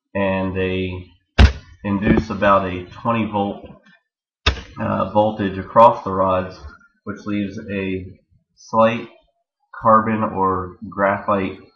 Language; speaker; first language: English; native; English